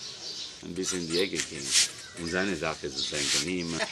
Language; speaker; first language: German; non-native, learner; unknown